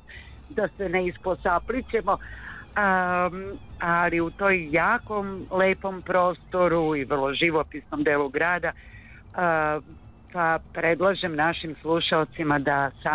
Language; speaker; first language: Serbian; native; Serbian